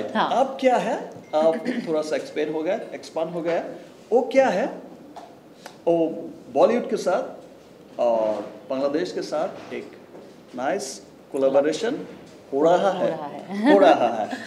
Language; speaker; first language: Hindi; non-native, learner; Bangla